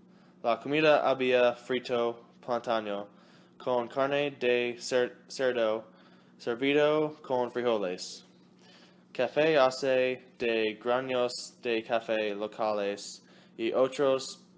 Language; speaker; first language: Spanish; non-native, learner; English